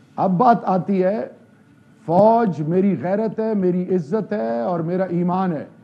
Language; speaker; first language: Urdu; non-native, local second language; Pashto